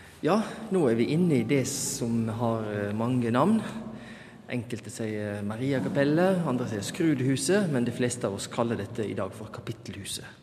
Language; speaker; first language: Norwegian; native; Norwegian